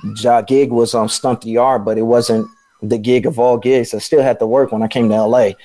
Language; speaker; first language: English; native; English